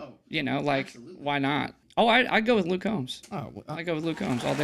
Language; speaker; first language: English; native; English